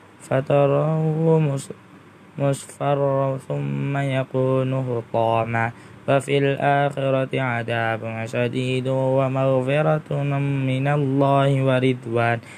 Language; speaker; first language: Arabic; non-native, learner; Indonesian